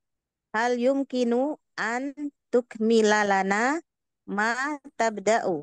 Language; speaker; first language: Arabic; non-native, learner; Indonesian